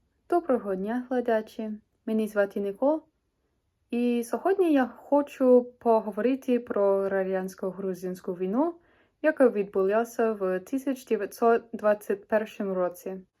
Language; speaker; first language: Ukrainian; non-native, learner; English